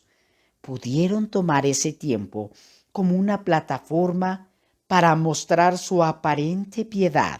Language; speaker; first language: Spanish; native; Spanish